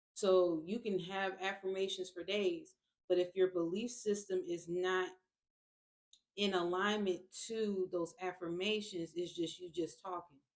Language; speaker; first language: English; native; English